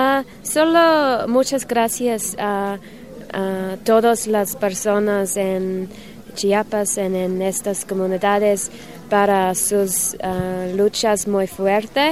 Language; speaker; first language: Spanish; non-native, learner; English